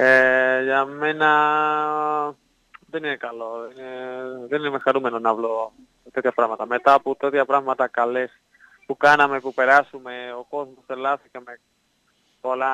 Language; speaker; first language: Greek; non-native, learner; Spanish